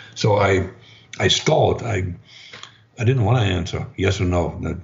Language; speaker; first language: English; non-native, fluent; German